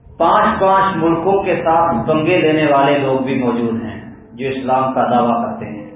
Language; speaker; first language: Urdu; non-native, local second language; Punjabi